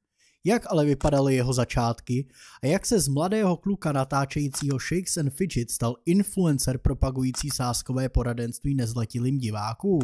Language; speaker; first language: Czech; native; Czech